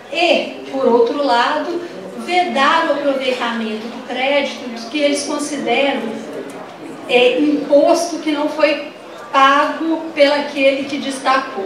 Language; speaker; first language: Portuguese; native; Portuguese